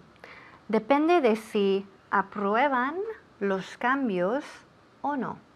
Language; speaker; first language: Spanish; non-native, fluent; English